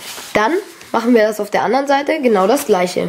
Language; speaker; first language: German; native; German